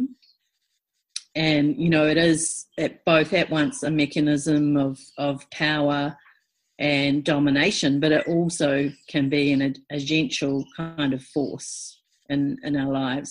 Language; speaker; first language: English; native; English